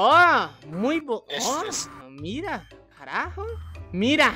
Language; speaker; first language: Spanish; non-native, learner; Portuguese